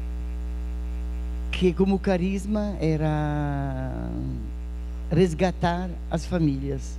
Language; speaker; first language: Portuguese; non-native, fluent; Italian